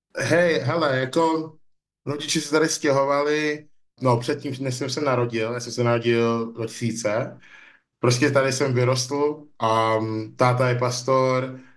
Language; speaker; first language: Czech; early bilingual, other home language; English